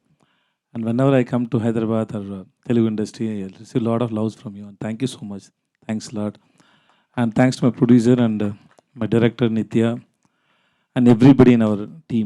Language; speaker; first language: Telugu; non-native, learner; Tamil